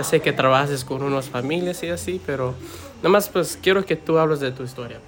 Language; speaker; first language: Spanish; early bilingual, heritage; Spanish